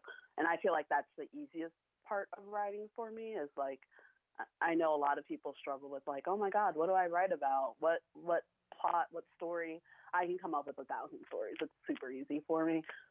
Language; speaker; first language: English; native; English